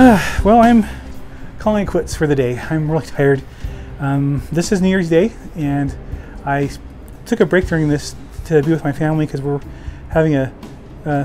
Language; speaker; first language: English; native; English